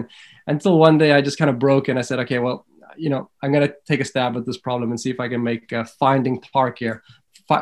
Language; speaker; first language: English; native; English